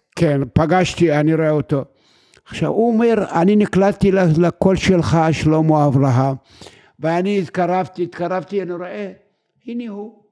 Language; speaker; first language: Hebrew; non-native, fluent; Arabic